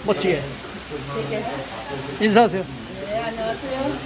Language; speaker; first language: Korean; native; Korean